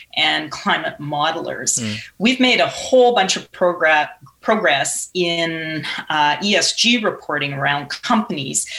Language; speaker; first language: English; native; English